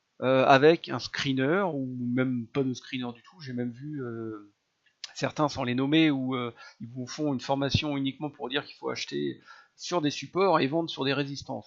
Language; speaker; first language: French; native; French